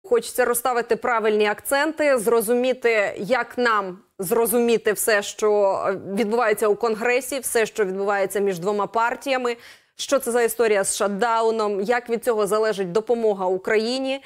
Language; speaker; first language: Ukrainian; native; Ukrainian